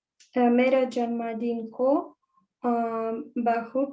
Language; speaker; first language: Hindi; non-native, learner; Russian